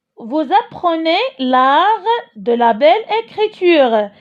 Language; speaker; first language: French; non-native, local second language; Arabic